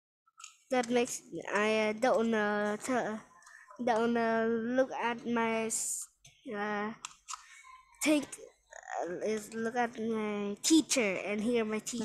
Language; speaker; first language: English; non-native, learner; Vietnamese